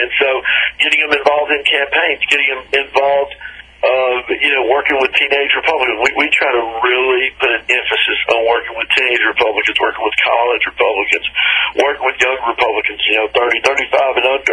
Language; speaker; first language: English; native; English